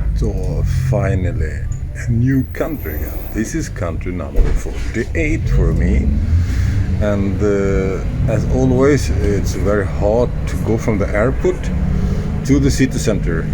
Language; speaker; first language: English; non-native, fluent; Swedish